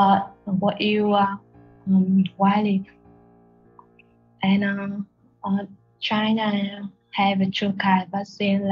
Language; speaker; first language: English; non-native, learner; Vietnamese